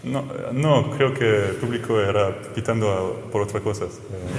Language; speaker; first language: Spanish; non-native, fluent; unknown